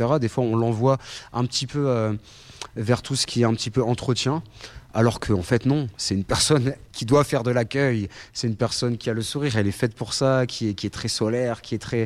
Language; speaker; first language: French; native; French